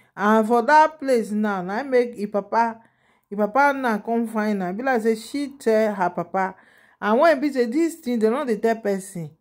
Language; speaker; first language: Nigerian Pidgin; non-native, local second language; Yoruba